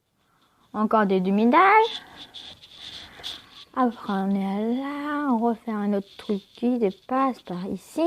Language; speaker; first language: French; native; French